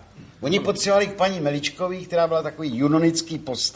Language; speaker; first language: Czech; native; Czech